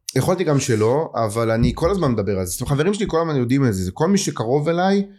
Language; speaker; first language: Hebrew; native; Hebrew